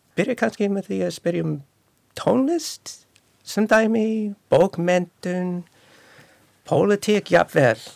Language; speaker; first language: Icelandic; non-native, fluent; English